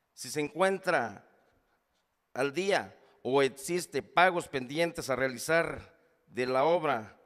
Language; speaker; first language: Spanish; native; Spanish